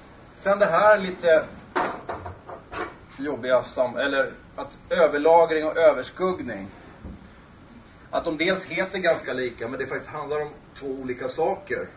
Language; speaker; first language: Swedish; native; Swedish